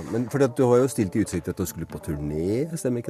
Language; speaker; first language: Norwegian; native; Norwegian